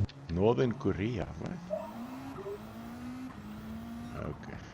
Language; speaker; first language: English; non-native, local second language; Afrikaans